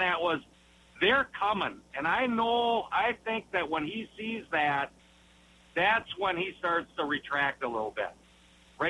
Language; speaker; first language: English; native; English